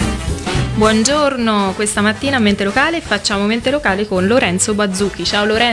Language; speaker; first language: Italian; native; Italian